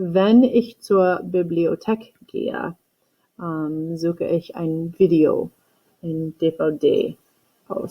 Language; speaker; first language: German; non-native, fluent; English